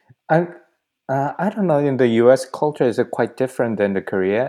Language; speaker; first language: English; non-native, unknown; Korean